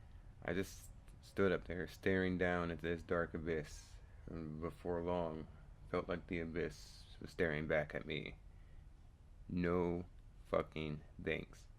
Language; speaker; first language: English; native; English